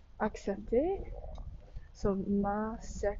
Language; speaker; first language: French; non-native, learner; English